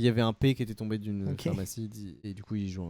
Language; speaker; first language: French; native; French